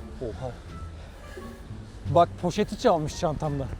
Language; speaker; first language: Turkish; native; Turkish